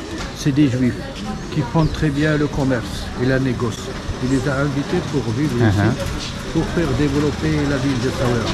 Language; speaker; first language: French; non-native, local second language; Arabic